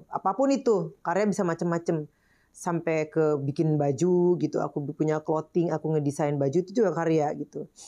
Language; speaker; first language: Indonesian; native; Indonesian